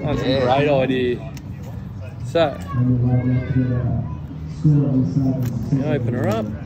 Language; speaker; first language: English; native; English